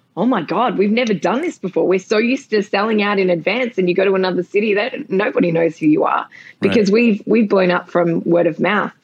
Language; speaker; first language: English; native; English